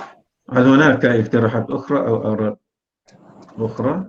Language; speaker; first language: Arabic; non-native, fluent; Malay